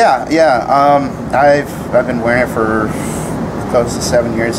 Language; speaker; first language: English; native; English